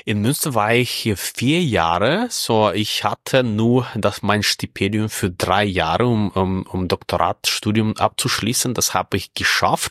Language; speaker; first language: German; non-native, fluent; Russian